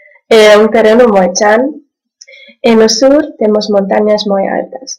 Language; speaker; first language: Spanish; non-native, fluent; German